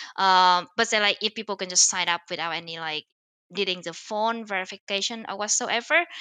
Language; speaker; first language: English; non-native, fluent; Vietnamese